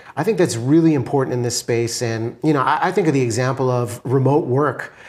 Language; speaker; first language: English; native; English